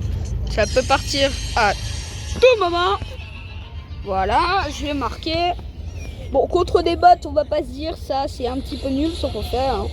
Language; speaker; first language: French; native; French